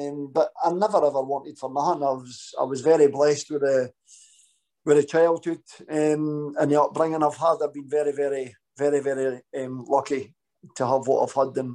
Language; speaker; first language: English; native; English